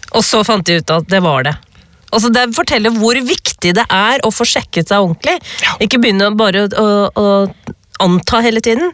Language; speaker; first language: Norwegian; early bilingual, other home language; Urdu